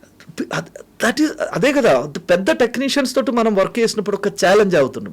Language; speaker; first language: Telugu; non-native, fluent; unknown